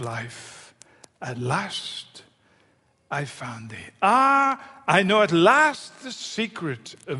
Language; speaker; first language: English; native; English